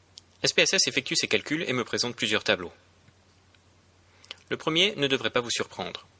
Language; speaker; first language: French; native; French